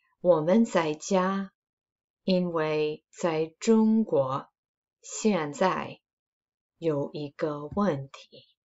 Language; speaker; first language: Chinese; non-native, fluent; English